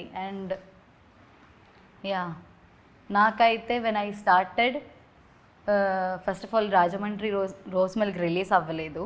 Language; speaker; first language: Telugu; non-native, learner; Malayalam